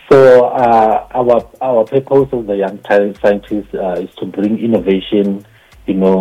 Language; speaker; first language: English; non-native, local second language; Northern Sotho